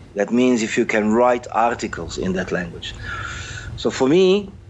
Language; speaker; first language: English; non-native, fluent; Portuguese